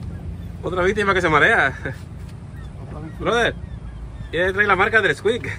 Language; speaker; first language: Spanish; native; Spanish